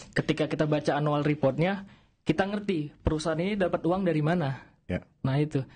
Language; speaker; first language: Indonesian; native; Indonesian